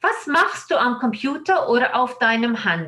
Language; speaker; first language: German; non-native, fluent; English